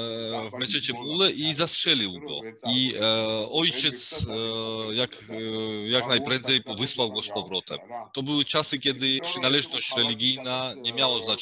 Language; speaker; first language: Polish; non-native, fluent; Georgian